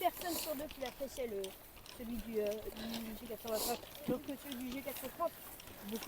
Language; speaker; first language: French; native; French